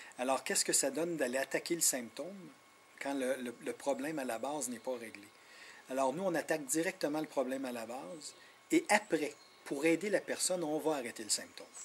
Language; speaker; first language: French; non-native, local second language; Innu-aimun